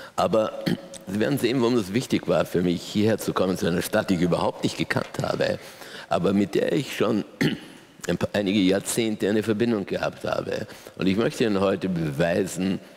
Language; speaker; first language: German; native; German